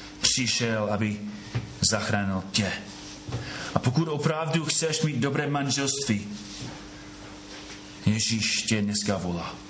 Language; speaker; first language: Czech; non-native, fluent; English